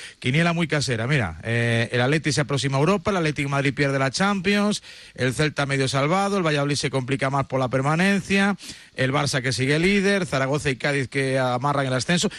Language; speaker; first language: Spanish; native; Spanish